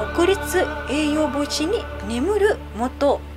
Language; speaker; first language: Japanese; non-native, fluent; Malay